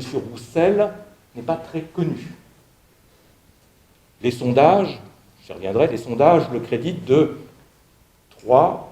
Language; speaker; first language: French; native; French